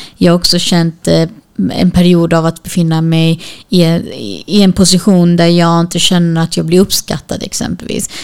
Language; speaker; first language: Swedish; early bilingual, other home language; Kurdish